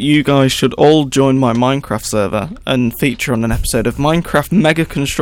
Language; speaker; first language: English; native; English